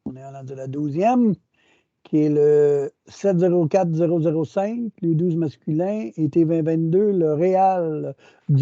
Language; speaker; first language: French; native; French